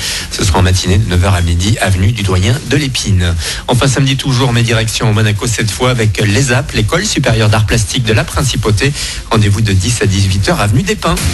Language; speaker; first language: French; native; French